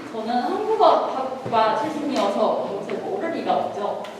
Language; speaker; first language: Korean; non-native, fluent; Chinese